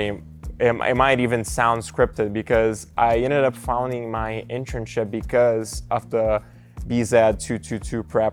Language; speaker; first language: English; non-native, fluent; Portuguese